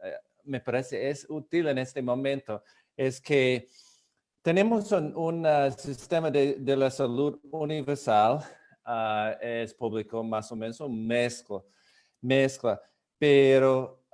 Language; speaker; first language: Spanish; non-native, fluent; English